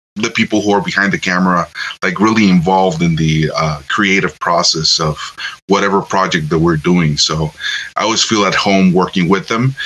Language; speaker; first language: English; non-native, fluent; Spanish